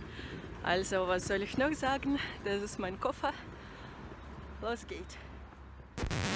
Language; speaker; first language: German; non-native, fluent; Russian